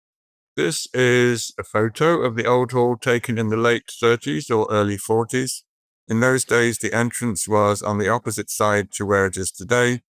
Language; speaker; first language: English; native; English